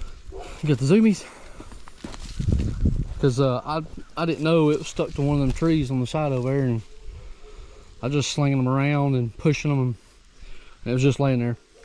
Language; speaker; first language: English; native; English